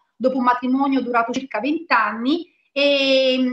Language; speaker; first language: Italian; native; Italian